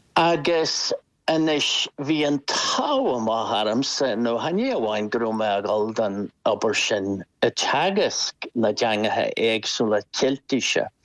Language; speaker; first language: Irish; non-native, local second language; English